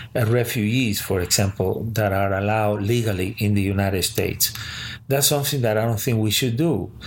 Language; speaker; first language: English; early bilingual, other home language; Spanish